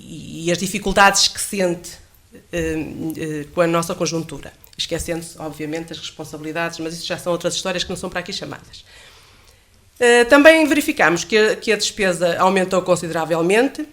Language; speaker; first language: Portuguese; native; Portuguese